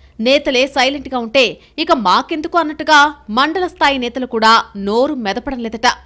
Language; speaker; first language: Telugu; native; Telugu